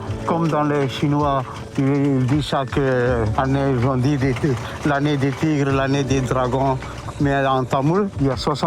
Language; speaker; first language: French; non-native, learner; Tamil